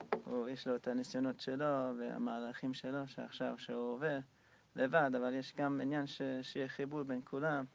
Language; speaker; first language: Hebrew; non-native, fluent; English